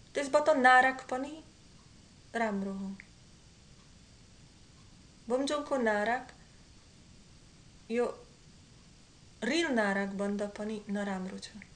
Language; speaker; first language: Nepali; non-native, learner; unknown